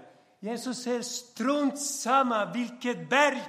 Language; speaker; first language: Swedish; non-native, fluent; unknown